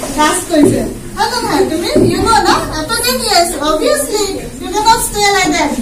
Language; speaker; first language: English; non-native, local second language; Assamese